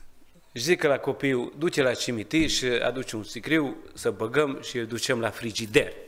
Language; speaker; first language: Romanian; non-native, learner; Hungarian